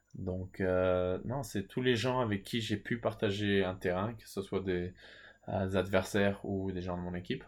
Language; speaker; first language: French; early bilingual, heritage; French